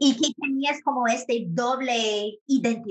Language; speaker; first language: Spanish; non-native, fluent; English